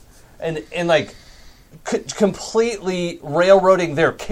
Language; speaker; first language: English; native; English